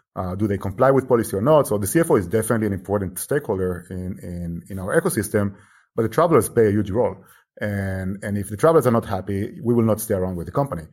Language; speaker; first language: English; non-native, fluent; Hebrew